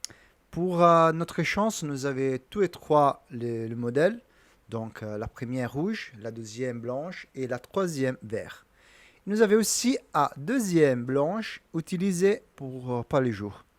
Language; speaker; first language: French; non-native, learner; Italian